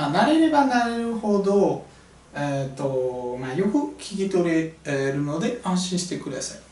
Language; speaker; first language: Japanese; non-native, fluent; French